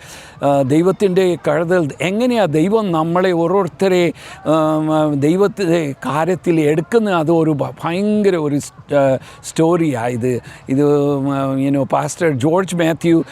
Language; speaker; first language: Malayalam; early bilingual, heritage; Malayalam